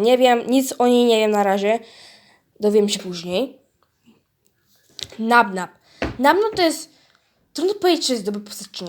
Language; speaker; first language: Polish; early bilingual, heritage; Polish